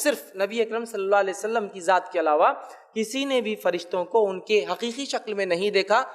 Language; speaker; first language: Urdu; native; Urdu